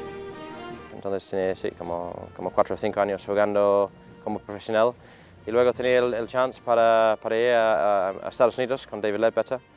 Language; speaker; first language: Spanish; non-native, fluent; English